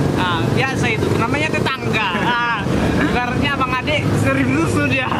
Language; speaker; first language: Indonesian; native; Indonesian